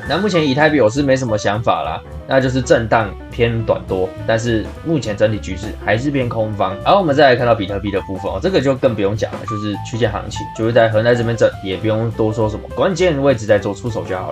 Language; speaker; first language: Chinese; native; Chinese